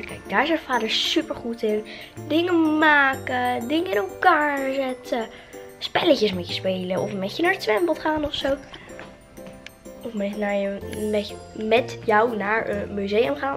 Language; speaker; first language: Dutch; native; Dutch